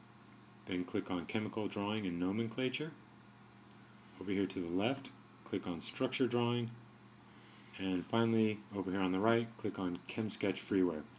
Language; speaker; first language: English; native; English